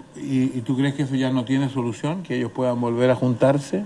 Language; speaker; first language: Spanish; native; Spanish